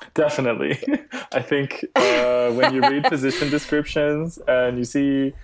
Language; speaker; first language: English; native; English